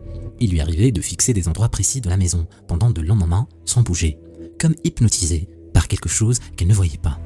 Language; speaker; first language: French; native; French